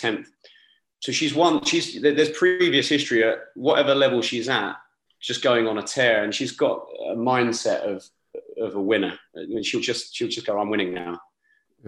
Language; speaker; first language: English; native; English